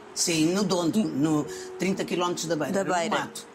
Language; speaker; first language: Portuguese; native; Portuguese